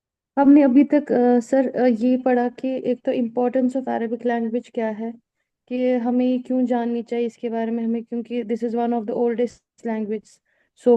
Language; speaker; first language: Hindi; non-native, local second language; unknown